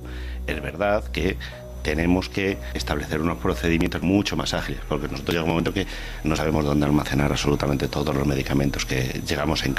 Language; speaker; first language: Spanish; native; Spanish